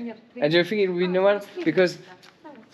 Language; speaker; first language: English; non-native, learner; French